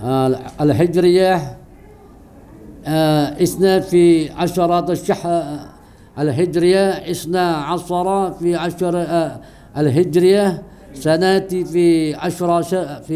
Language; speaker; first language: Arabic; non-native, learner; Indonesian